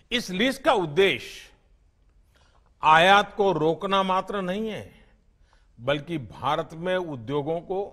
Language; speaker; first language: Hindi; non-native, local second language; Gujarati